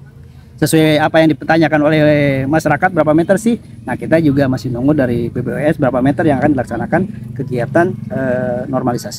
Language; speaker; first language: Indonesian; non-native, local second language; Sundanese